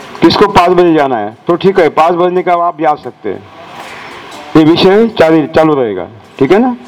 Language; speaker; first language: Hindi; non-native, local second language; Marathi